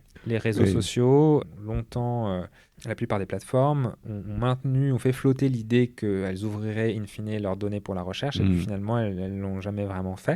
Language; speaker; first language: French; native; French